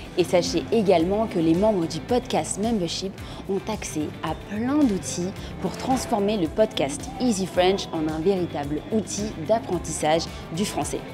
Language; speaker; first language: French; native; French